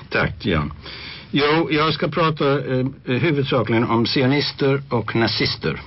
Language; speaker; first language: Swedish; non-native, fluent; English